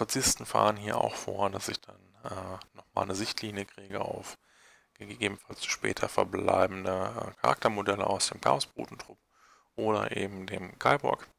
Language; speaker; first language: German; native; German